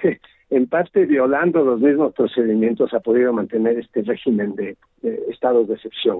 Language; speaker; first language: Spanish; native; Spanish